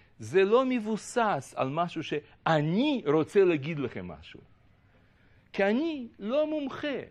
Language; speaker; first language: Hebrew; non-native, fluent; Russian